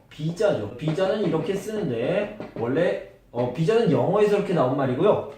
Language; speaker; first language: Korean; native; Korean